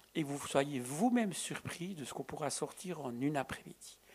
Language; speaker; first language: French; native; French